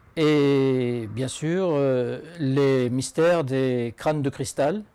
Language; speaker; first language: French; native; French